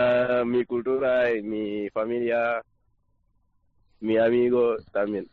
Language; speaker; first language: Spanish; non-native, learner; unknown